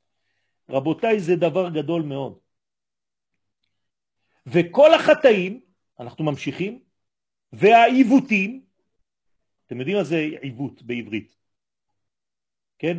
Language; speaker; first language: Hebrew; non-native, fluent; French